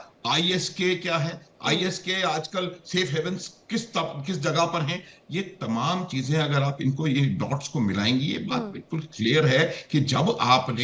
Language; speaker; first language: Hindi; native; Hindi